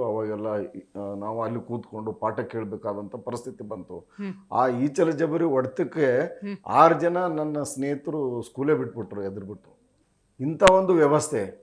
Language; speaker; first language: Kannada; native; Kannada